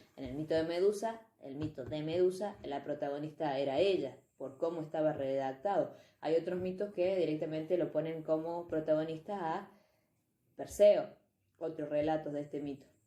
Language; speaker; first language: Spanish; native; Spanish